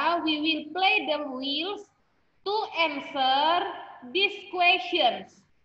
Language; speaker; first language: English; non-native, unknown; Indonesian